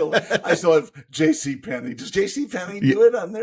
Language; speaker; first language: English; native; English